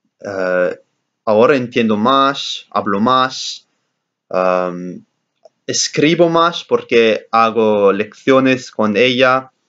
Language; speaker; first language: Spanish; non-native, learner; English